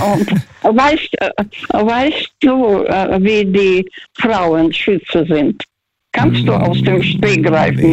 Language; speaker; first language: German; early bilingual, heritage; Russian